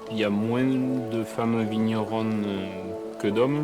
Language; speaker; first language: French; native; French